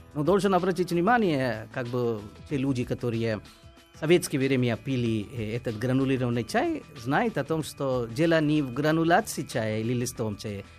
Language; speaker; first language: Russian; non-native, fluent; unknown